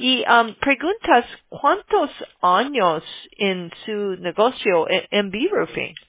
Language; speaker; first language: Spanish; non-native, learner; English